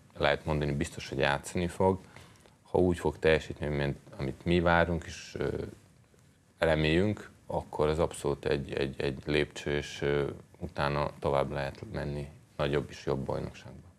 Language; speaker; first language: Hungarian; non-native, fluent; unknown